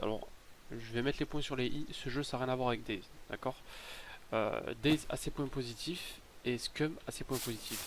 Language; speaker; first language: French; native; French